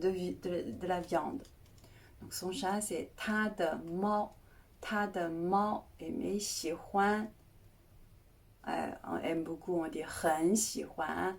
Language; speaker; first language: French; non-native, fluent; Chinese